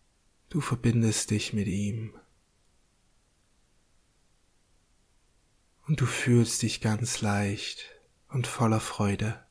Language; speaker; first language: German; native; German